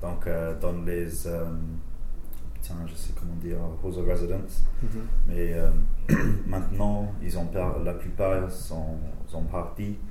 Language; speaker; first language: French; non-native, fluent; English